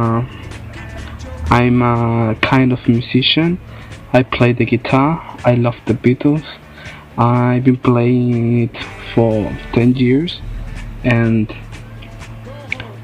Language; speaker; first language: English; non-native, fluent; Spanish